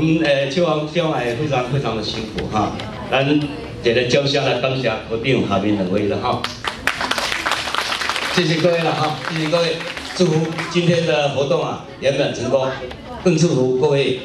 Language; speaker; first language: Chinese; native; Chinese